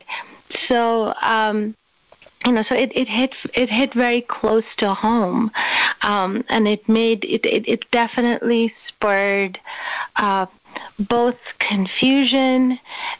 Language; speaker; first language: English; non-native, local second language; Urdu